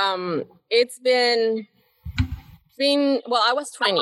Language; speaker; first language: English; non-native, fluent; Spanish